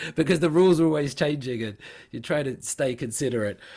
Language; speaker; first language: English; native; English